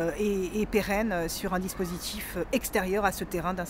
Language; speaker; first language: French; native; French